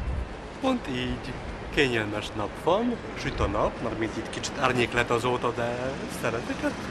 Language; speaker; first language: Hungarian; non-native, fluent; Polish